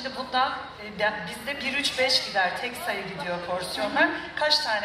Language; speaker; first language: Turkish; native; Turkish